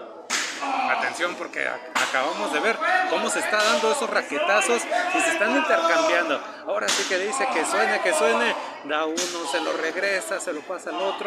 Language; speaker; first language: Spanish; native; Spanish